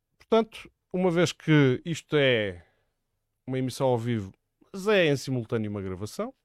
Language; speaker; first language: Portuguese; native; Portuguese